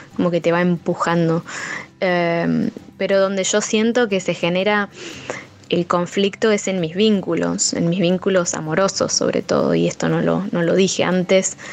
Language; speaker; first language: Spanish; native; Spanish